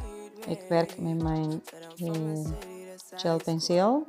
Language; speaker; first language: Dutch; non-native, fluent; Spanish